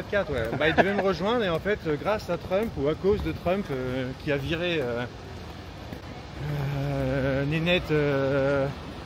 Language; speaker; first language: French; native; French